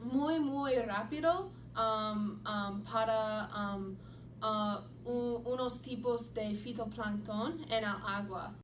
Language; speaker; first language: Spanish; non-native, learner; English